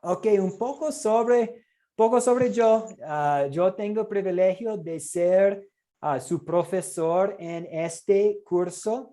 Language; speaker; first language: Spanish; non-native, fluent; English